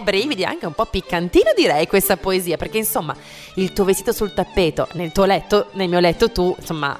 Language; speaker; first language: Italian; native; Italian